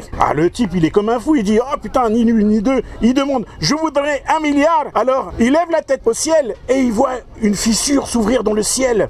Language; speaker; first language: French; native; French